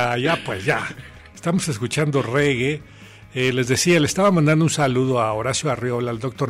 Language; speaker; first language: Spanish; native; Spanish